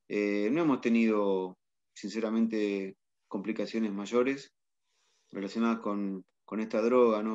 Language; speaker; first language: Spanish; native; Spanish